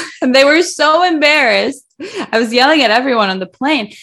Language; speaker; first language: English; early bilingual, other home language; Russian